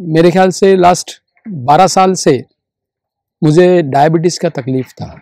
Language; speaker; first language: Hindi; non-native, local second language; Marathi